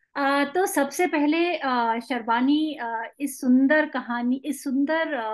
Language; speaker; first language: Hindi; non-native, local second language; Tamil